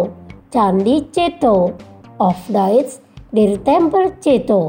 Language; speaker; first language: German; non-native, fluent; Indonesian